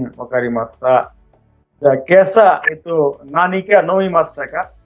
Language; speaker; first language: Japanese; non-native, fluent; Bangla